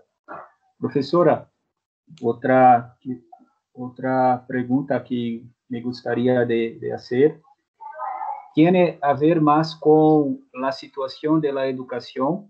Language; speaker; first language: Spanish; non-native, fluent; Portuguese